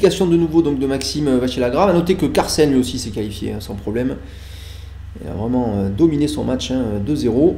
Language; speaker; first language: French; native; French